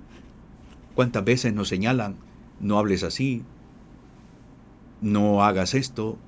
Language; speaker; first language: Spanish; native; Spanish